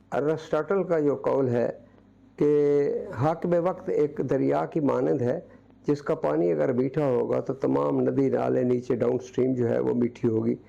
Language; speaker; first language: Urdu; non-native, local second language; Saraiki